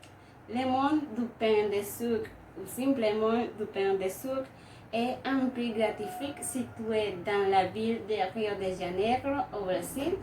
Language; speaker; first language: French; non-native, learner; Spanish